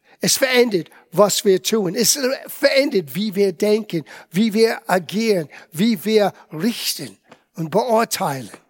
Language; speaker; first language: German; non-native, fluent; English